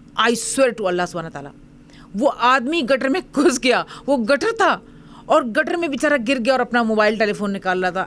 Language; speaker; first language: Urdu; native; Urdu